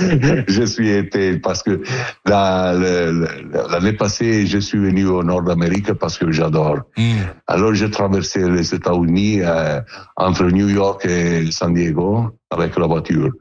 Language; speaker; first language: French; non-native, learner; Italian